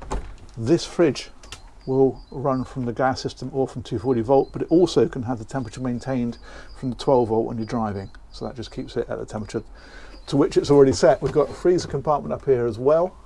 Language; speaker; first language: English; native; English